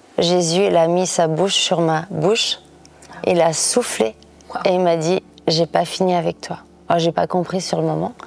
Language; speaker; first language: French; early bilingual, other home language; Portuguese